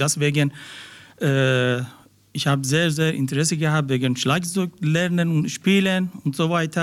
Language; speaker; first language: German; non-native, learner; Persian